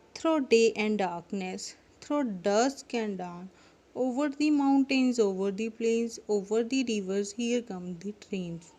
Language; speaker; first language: English; non-native, local second language; Punjabi